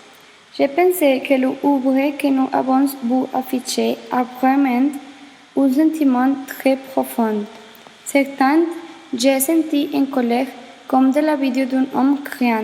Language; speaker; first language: French; non-native, learner; Spanish